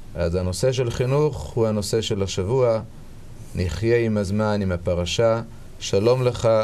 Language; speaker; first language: Hebrew; native; Hebrew